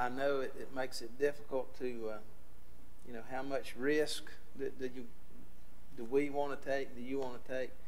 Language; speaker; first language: English; native; English